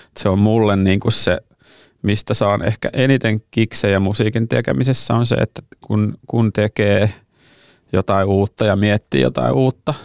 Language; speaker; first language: Finnish; native; Finnish